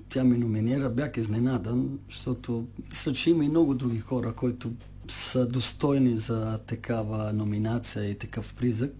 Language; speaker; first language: Bulgarian; non-native, fluent; Italian